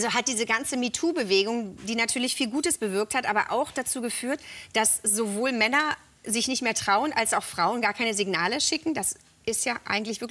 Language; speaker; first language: German; native; German